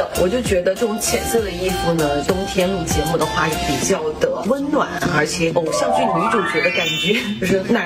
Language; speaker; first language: Chinese; native; Chinese